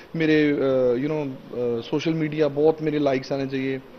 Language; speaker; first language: Hindi; native; Hindi